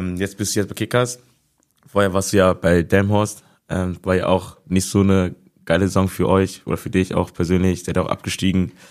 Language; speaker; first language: German; native; German